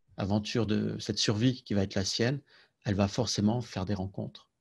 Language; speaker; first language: French; native; French